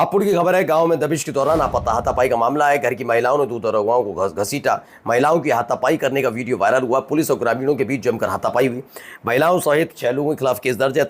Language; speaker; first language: Hindi; native; Hindi